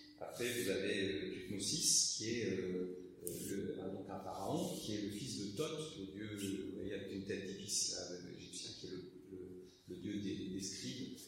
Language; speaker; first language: French; native; French